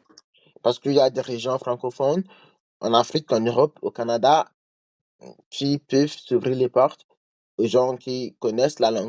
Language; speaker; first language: French; non-native, learner; English